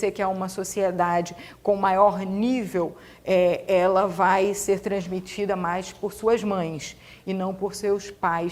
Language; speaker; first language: Portuguese; native; Portuguese